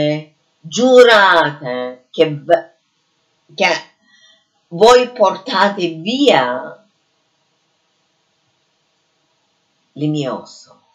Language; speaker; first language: Italian; non-native, fluent; English